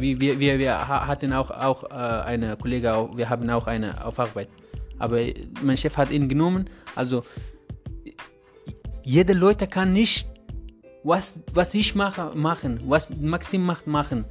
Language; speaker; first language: German; non-native, learner; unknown